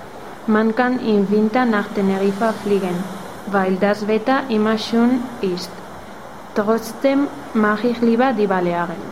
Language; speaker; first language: German; non-native, fluent; Spanish